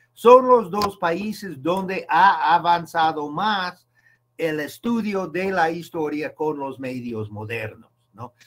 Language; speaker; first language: Spanish; non-native, fluent; English